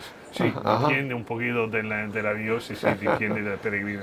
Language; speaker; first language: Spanish; non-native, fluent; French